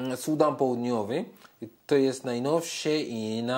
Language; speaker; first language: Polish; non-native, fluent; Arabic